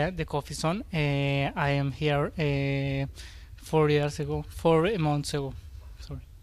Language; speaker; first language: English; non-native, learner; Spanish